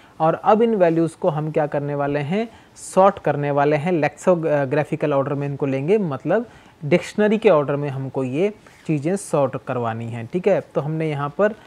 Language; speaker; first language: Hindi; native; Hindi